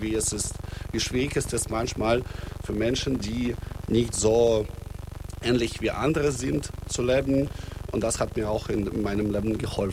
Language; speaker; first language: German; non-native, fluent; Russian